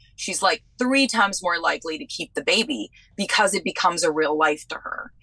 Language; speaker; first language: English; native; English